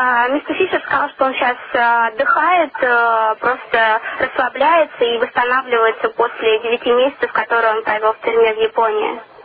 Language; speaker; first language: Russian; native; Russian